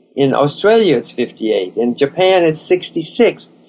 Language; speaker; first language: English; native; English